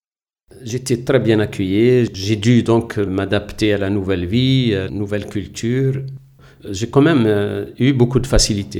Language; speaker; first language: French; non-native, local second language; Arabic